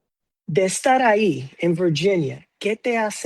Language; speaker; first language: Spanish; non-native, fluent; English